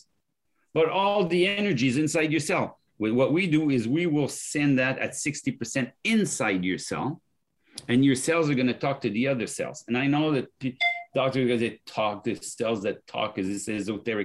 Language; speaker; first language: English; non-native, fluent; French